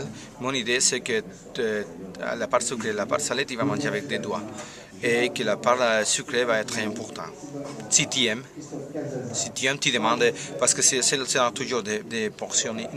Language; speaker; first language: French; non-native, learner; Spanish